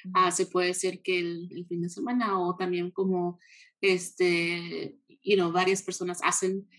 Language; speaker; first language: Spanish; early bilingual, heritage; Spanish